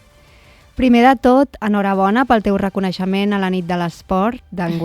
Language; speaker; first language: Catalan; native; Catalan